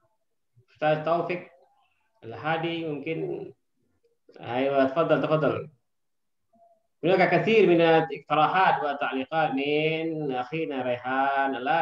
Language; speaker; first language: Arabic; non-native, fluent; Indonesian